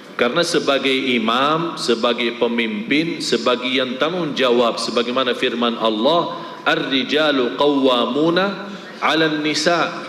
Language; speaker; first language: Malay; non-native, fluent; Arabic